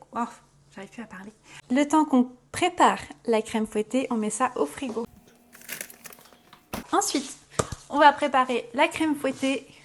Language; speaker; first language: French; native; French